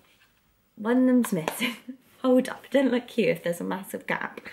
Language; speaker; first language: English; native; English